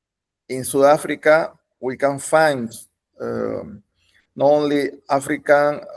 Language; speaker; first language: English; non-native, learner; Spanish